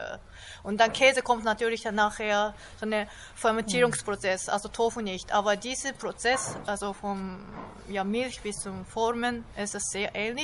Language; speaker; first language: German; non-native, fluent; Japanese